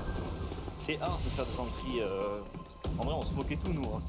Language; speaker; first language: French; native; French